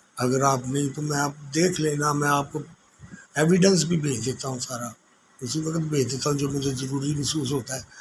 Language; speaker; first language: Urdu; non-native, local second language; Punjabi